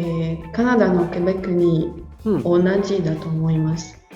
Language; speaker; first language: Japanese; non-native, learner; French